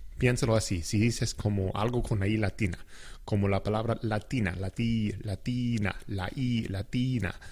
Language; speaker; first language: Spanish; non-native, fluent; English